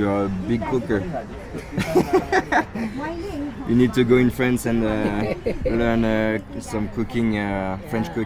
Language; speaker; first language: English; non-native, learner; French